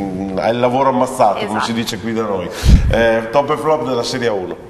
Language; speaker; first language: Italian; native; Italian